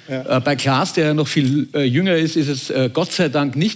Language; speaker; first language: German; native; German